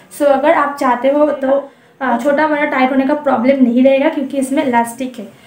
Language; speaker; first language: Hindi; non-native, local second language; Bangla